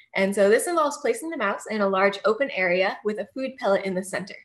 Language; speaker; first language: English; native; English